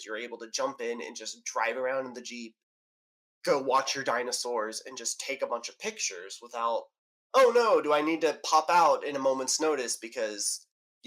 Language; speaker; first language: English; native; English